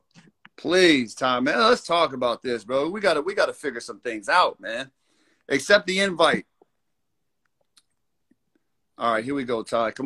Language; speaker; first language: English; native; English